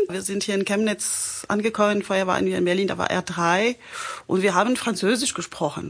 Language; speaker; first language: German; non-native, fluent; French